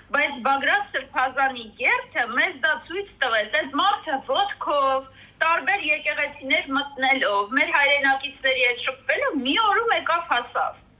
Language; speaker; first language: Armenian; native; Armenian